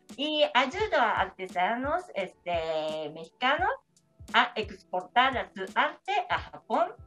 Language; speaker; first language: Spanish; non-native, learner; Japanese